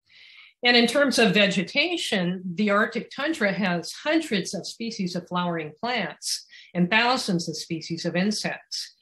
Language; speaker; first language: English; native; English